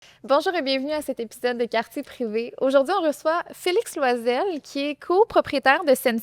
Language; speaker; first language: French; native; French